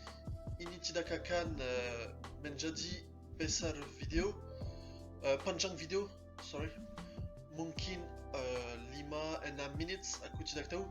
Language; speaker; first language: Indonesian; non-native, learner; French